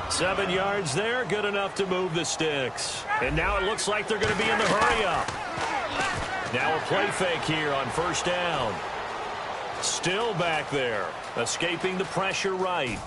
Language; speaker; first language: English; native; English